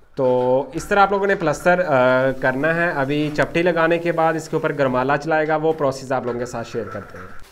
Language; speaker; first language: Urdu; non-native, local second language; Punjabi